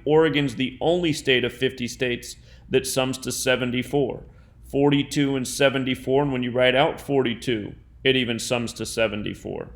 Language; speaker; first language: English; native; English